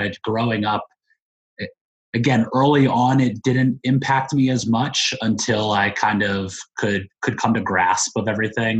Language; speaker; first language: English; native; English